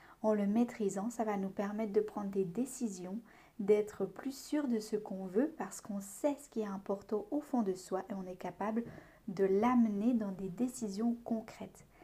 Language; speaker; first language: French; native; French